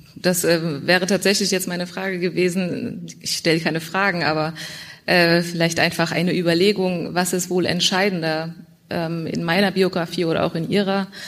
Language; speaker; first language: German; early bilingual, other home language; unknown